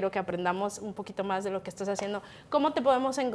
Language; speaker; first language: Spanish; native; Spanish